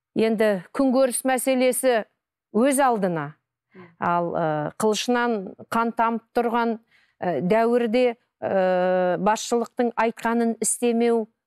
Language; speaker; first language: Kazakh; native; Kazakh